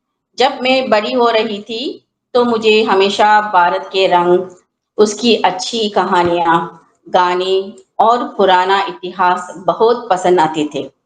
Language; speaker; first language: Hindi; non-native, learner; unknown